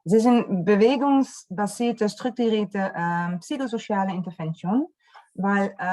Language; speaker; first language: German; non-native, learner; Dutch